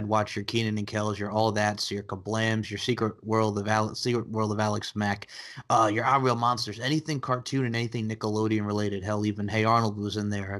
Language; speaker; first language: English; native; English